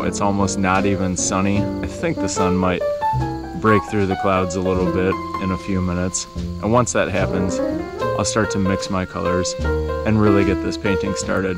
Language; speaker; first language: English; native; English